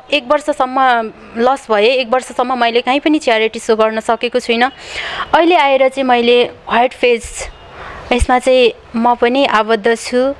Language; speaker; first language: Nepali; native; Nepali